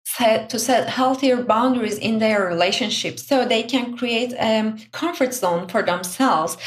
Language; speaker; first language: English; non-native, fluent; Turkish